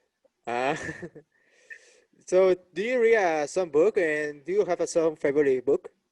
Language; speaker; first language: English; non-native, learner; Spanish